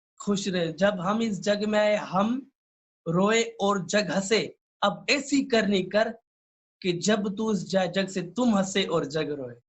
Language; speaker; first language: Urdu; non-native, local second language; Sindhi